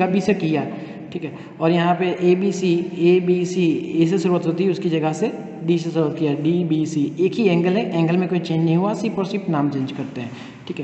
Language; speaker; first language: Hindi; native; Hindi